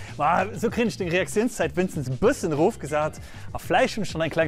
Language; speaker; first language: German; non-native, local second language; Luxembourgish